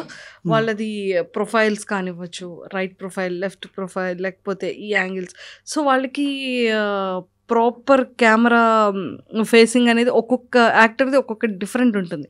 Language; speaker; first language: Telugu; native; Telugu